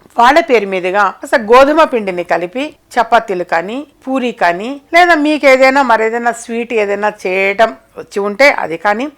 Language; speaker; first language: Telugu; native; Telugu